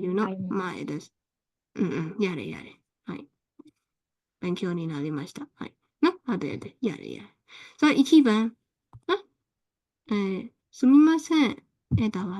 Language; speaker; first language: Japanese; non-native, fluent; Burmese